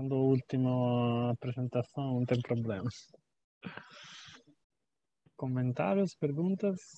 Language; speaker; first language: Portuguese; non-native, fluent; Italian